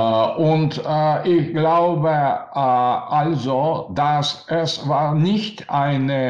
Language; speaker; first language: German; non-native, learner; Russian